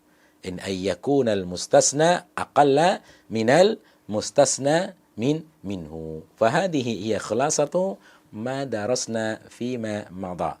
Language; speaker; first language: Arabic; non-native, fluent; Indonesian